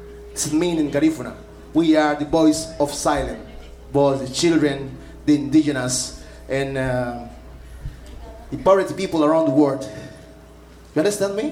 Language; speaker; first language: English; non-native, learner; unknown